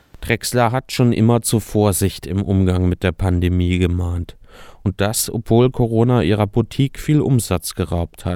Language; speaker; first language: German; native; German